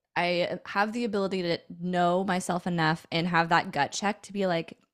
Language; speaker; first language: English; native; English